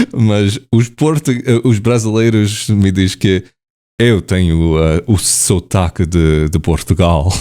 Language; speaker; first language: Portuguese; non-native, learner; English